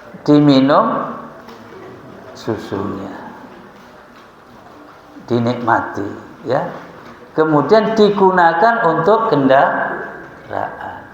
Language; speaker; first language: Indonesian; native; Indonesian